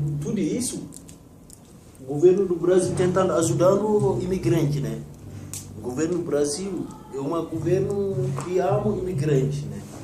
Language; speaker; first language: Portuguese; non-native, learner; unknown